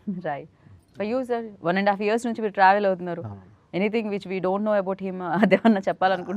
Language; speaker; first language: Telugu; native; Telugu